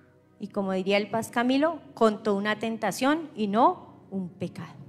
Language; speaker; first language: Spanish; native; Spanish